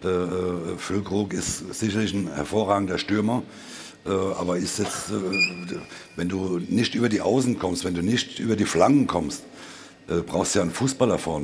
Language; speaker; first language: German; native; German